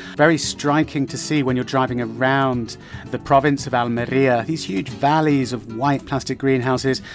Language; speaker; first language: English; native; English